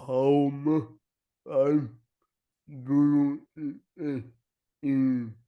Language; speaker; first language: English; non-native, learner; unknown